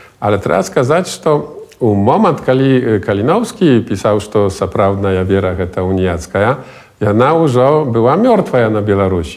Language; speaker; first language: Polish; non-native, local second language; Belarusian